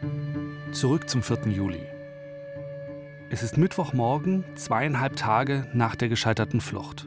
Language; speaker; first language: German; native; German